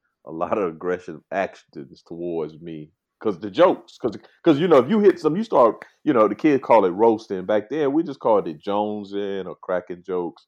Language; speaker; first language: English; native; English